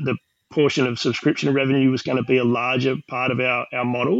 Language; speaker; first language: English; native; English